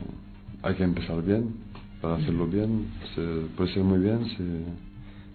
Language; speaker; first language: Spanish; non-native, fluent; French